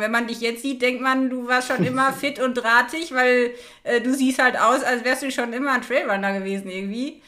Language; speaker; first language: German; native; German